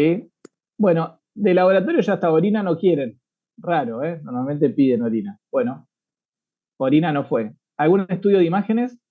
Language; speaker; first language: Spanish; native; Spanish